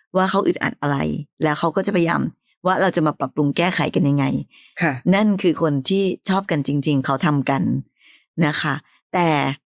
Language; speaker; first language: Thai; native; Thai